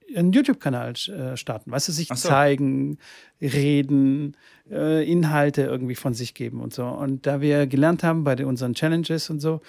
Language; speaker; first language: German; early bilingual, other home language; Bulgarian